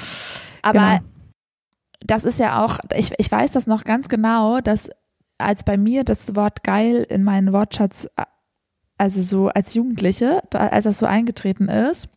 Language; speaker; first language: German; native; German